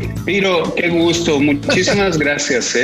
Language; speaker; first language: Spanish; native; Spanish